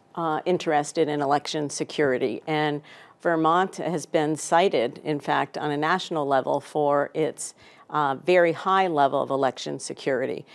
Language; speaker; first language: English; native; English